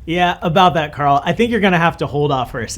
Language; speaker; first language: English; native; English